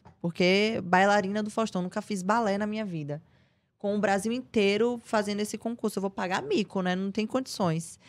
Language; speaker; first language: Portuguese; native; Portuguese